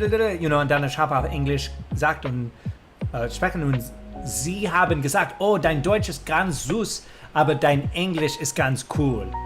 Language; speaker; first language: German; non-native, learner; English